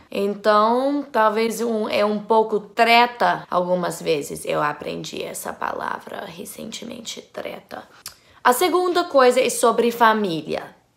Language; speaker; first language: Portuguese; non-native, learner; English